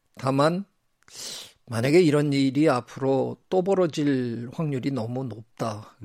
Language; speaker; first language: Korean; native; Korean